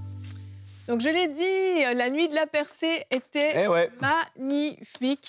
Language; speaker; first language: French; native; French